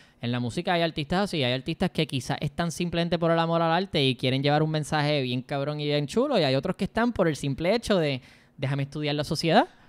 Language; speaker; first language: Spanish; native; Spanish